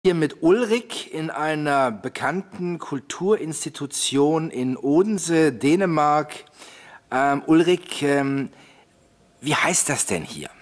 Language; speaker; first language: German; native; German